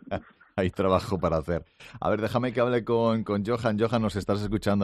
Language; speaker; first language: Spanish; native; Spanish